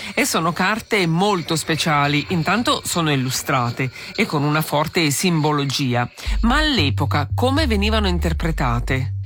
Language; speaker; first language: Italian; native; Italian